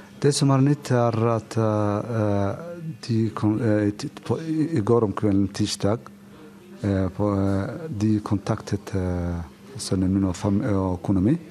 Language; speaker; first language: Norwegian; non-native, fluent; Somali